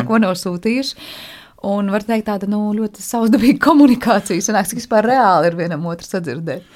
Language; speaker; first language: Latvian; native; Latvian